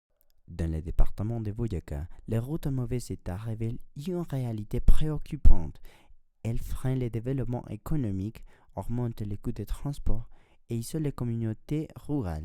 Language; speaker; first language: French; non-native, learner; Spanish